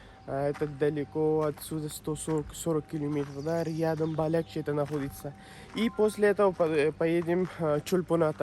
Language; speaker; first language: Russian; non-native, learner; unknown